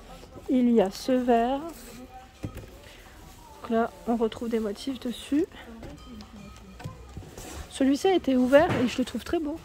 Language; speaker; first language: French; native; French